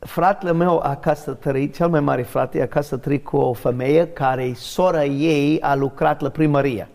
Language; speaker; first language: Romanian; non-native, learner; English